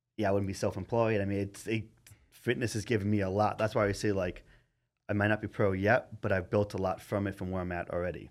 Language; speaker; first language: English; native; English